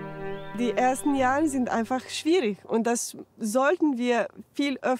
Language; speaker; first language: German; non-native, fluent; Slovenian